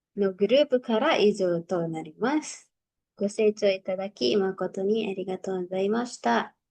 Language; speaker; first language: Japanese; non-native, learner; Indonesian